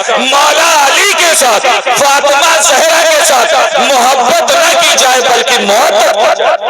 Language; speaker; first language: Urdu; native; Urdu